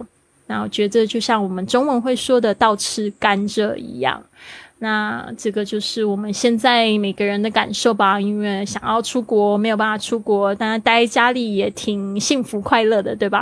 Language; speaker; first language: Chinese; native; Chinese